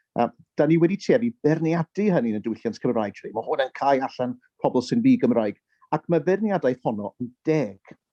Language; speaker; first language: Welsh; early bilingual, heritage; Welsh